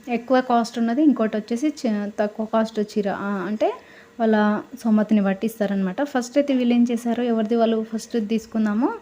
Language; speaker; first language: Telugu; non-native, local second language; Lambadi